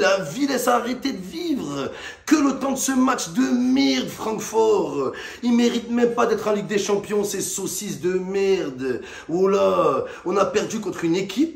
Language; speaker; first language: French; native; French